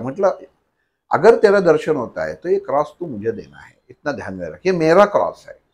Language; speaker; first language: Hindi; non-native, local second language; Marathi